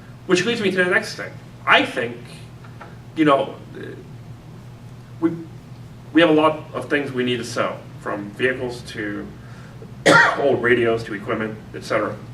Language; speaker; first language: English; native; English